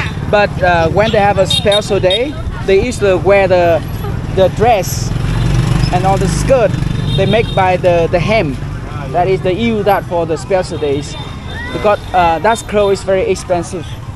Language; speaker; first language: English; non-native, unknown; Vietnamese